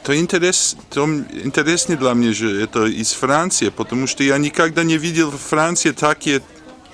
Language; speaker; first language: Russian; non-native, learner; English